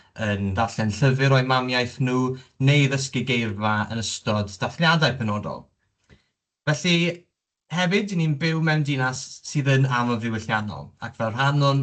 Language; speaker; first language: Welsh; native; Welsh